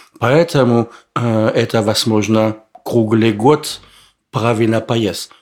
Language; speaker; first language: Russian; non-native, learner; French